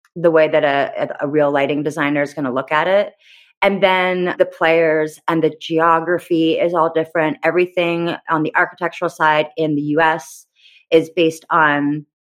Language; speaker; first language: English; native; English